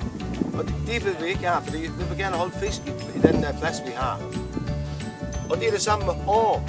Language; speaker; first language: Danish; non-native, fluent; English